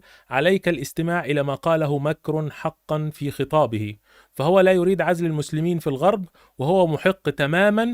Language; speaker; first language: Arabic; native; Arabic